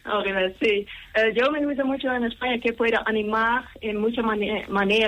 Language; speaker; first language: Spanish; non-native, learner; Dutch